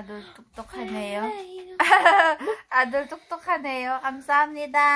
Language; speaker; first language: Korean; non-native, fluent; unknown